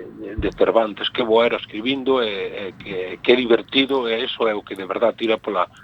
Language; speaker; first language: Galician; native; Galician